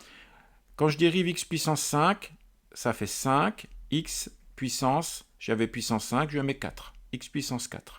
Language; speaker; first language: French; native; French